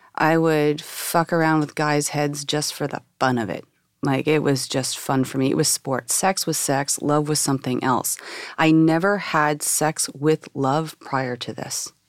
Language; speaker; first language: English; native; English